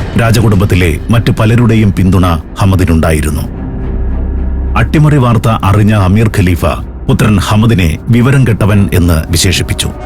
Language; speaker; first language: Malayalam; native; Malayalam